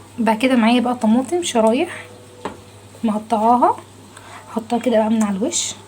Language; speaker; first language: Arabic; native; Arabic